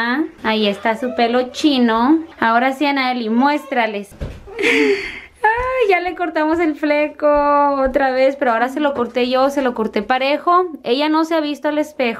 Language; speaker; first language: Spanish; native; Spanish